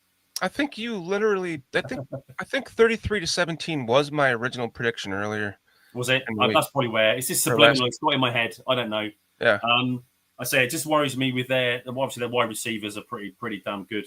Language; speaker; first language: English; native; English